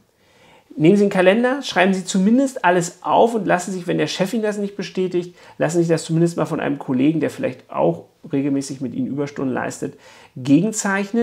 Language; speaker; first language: German; native; German